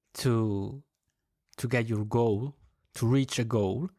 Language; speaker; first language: English; non-native, fluent; Swiss German